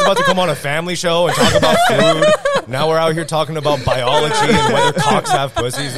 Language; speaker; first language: English; non-native, fluent; Chinese